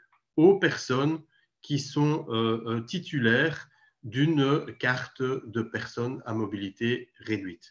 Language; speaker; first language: French; native; French